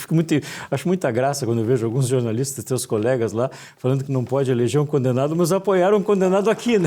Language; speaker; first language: Portuguese; native; Portuguese